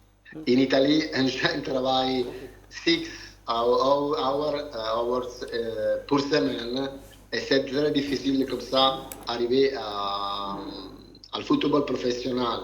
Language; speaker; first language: French; non-native, learner; Italian